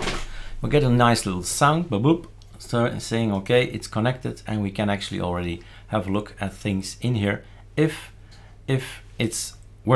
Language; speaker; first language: English; non-native, fluent; Dutch